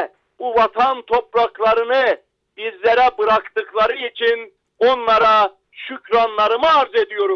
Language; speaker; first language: Turkish; native; Turkish